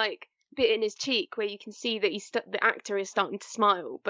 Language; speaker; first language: English; native; English